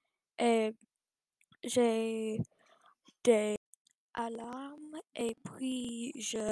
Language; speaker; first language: French; non-native, learner; English